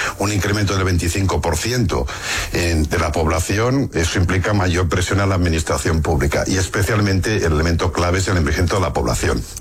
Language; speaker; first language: Spanish; non-native, local second language; Catalan